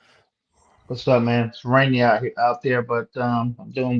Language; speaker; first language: English; native; English